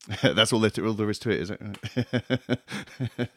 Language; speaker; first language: English; native; English